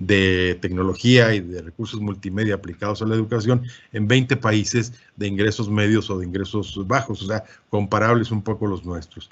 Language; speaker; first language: Spanish; native; Spanish